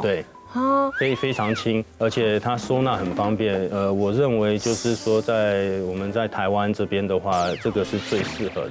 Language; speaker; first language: Chinese; native; Chinese